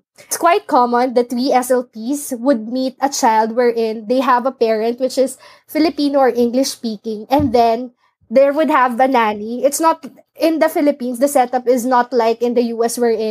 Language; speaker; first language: English; non-native, local second language; Filipino